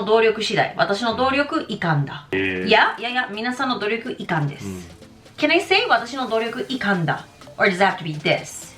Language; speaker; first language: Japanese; non-native, fluent; English